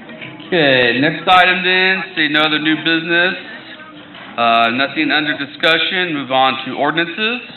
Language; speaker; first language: English; native; English